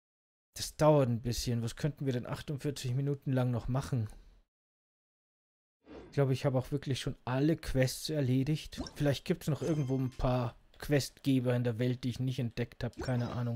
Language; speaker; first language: German; native; German